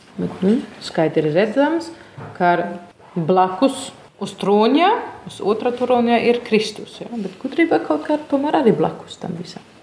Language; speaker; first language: Latvian; non-native, fluent; German